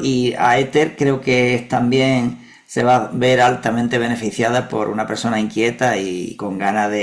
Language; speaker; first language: Spanish; native; Spanish